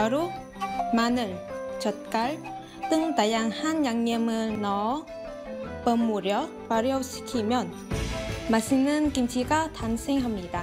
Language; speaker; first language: Korean; non-native, fluent; Vietnamese